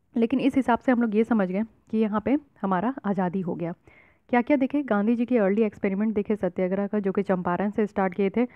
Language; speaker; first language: Hindi; native; Hindi